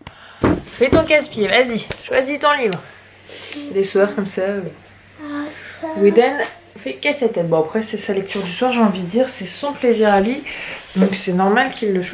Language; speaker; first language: French; native; French